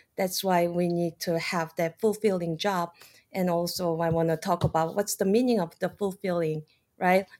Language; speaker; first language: English; non-native, fluent; Korean